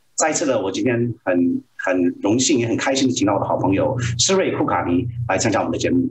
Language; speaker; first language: Chinese; native; Chinese